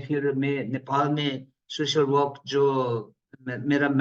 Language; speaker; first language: Hindi; non-native, local second language; Nepali